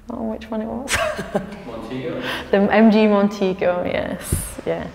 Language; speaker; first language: English; native; English